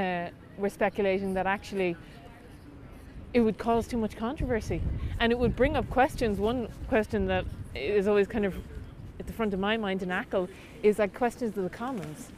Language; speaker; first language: English; native; English